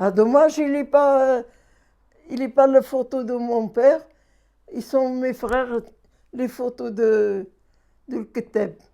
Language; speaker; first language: French; non-native, learner; Arabic